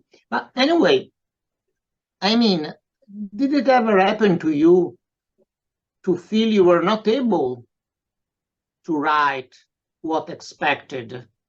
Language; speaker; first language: English; non-native, fluent; Italian